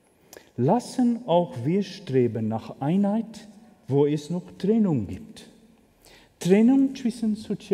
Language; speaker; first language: German; non-native, fluent; Afrikaans